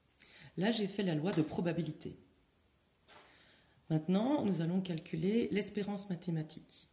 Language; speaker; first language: French; native; French